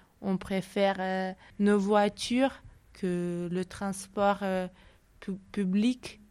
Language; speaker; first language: French; non-native, learner; Russian